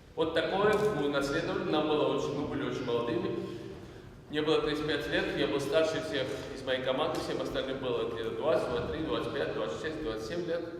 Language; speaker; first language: Russian; non-native, local second language; Georgian